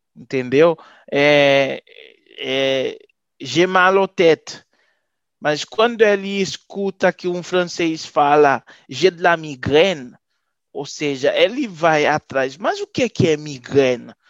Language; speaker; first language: Portuguese; non-native, fluent; Haitian Creole